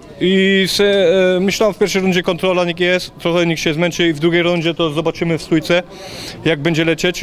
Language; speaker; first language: Polish; early bilingual, heritage; Polish